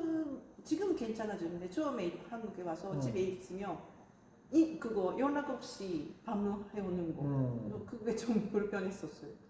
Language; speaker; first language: Korean; non-native, fluent; Japanese